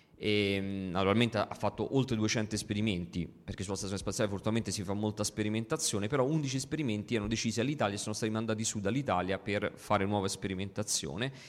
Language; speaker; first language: Italian; native; Italian